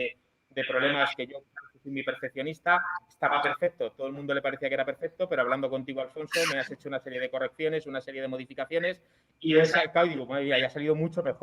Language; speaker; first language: Spanish; native; Spanish